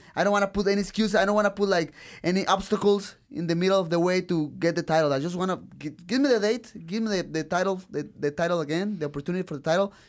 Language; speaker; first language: English; non-native, learner; Spanish